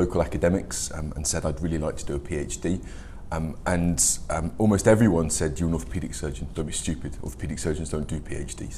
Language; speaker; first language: English; native; English